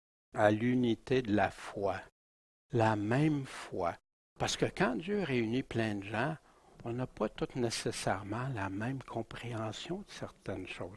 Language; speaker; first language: French; native; French